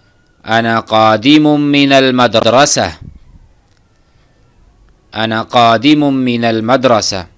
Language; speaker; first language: Arabic; non-native, fluent; Urdu